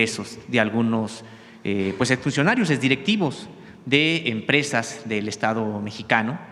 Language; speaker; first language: Spanish; native; Spanish